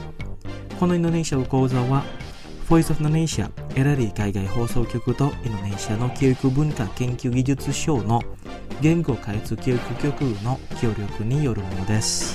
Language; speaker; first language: Japanese; non-native, fluent; Indonesian